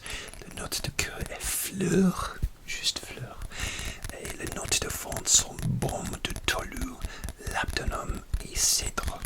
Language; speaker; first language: French; non-native, learner; English